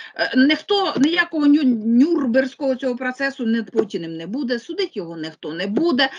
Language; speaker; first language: Ukrainian; non-native, local second language; Russian